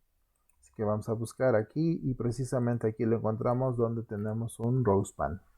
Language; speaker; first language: Spanish; native; Spanish